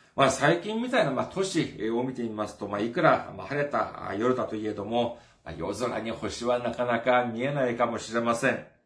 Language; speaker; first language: Japanese; non-native, fluent; Korean